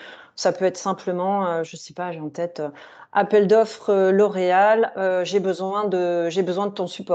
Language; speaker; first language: French; native; French